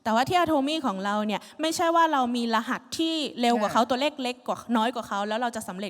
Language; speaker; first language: Thai; native; Thai